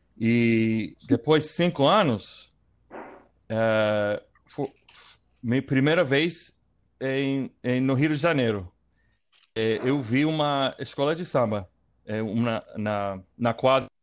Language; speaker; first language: Portuguese; non-native, learner; English